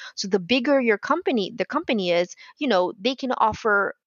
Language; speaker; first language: English; non-native, local second language; Bangla